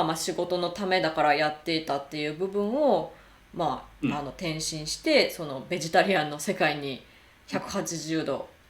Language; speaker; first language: Japanese; native; Japanese